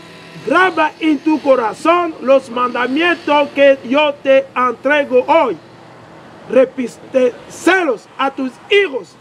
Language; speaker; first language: Spanish; non-native, learner; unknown